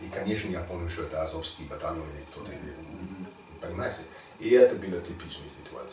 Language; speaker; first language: Russian; non-native, learner; English